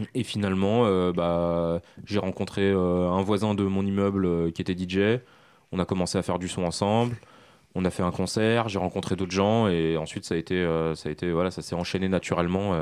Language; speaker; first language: French; native; French